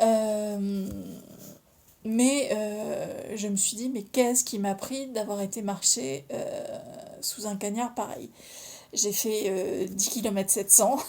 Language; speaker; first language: French; native; French